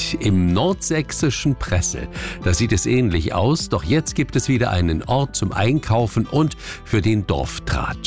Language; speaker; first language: German; native; German